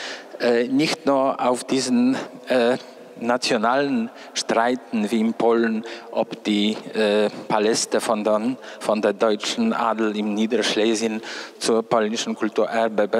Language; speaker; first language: German; non-native, fluent; Polish